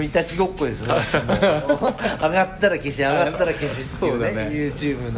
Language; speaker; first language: Japanese; native; Japanese